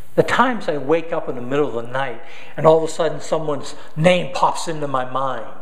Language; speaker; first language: English; native; English